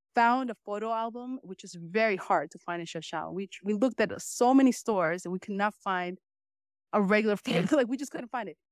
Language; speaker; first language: English; early bilingual, other home language; Spanish